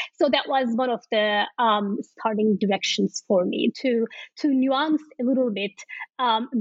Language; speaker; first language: English; non-native, fluent; Turkish